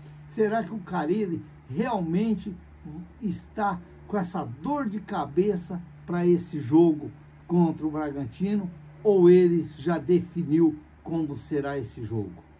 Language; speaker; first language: Portuguese; native; Portuguese